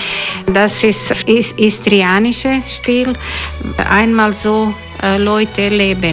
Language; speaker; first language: German; non-native, learner; Croatian